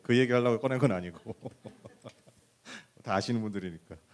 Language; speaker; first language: Korean; native; Korean